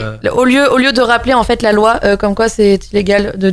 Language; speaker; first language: French; native; French